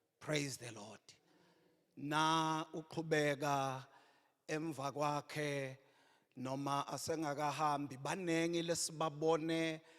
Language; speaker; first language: Zulu; non-native, local second language; Swati